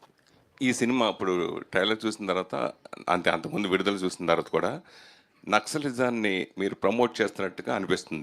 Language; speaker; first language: Telugu; native; Telugu